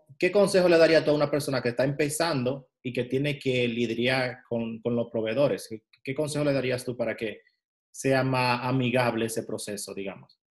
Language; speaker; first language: Spanish; native; Spanish